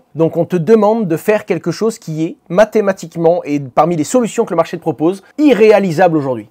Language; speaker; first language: French; native; French